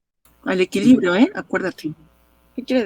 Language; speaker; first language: Spanish; native; Spanish